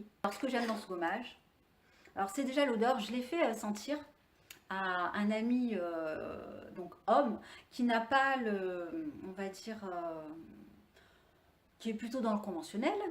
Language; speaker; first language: French; native; French